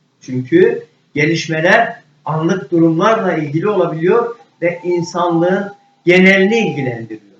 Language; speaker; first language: Turkish; native; Turkish